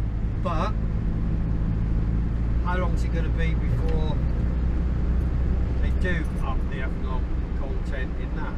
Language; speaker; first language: English; native; English